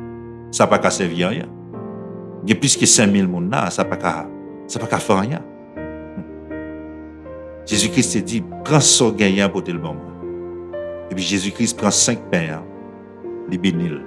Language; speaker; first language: French; non-native, local second language; Haitian Creole